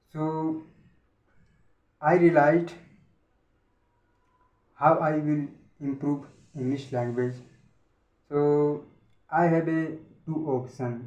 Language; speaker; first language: English; non-native, learner; Hindi